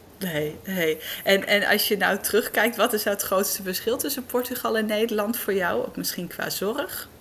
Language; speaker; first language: Dutch; native; Dutch